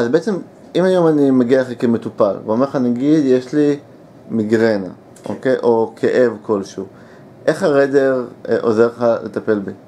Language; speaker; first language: Hebrew; native; Hebrew